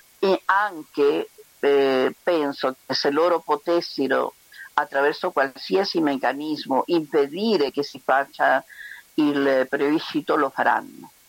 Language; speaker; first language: Italian; non-native, fluent; Spanish